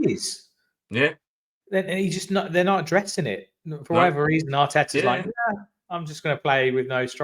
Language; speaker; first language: English; native; English